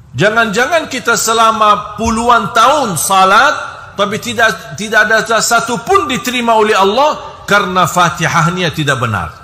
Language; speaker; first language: Indonesian; non-native, fluent; Arabic